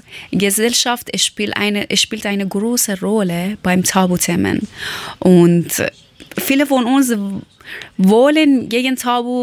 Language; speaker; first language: German; non-native, learner; Persian